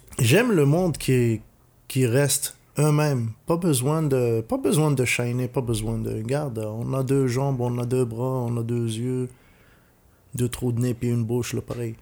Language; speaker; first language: French; non-native, local second language; Arabic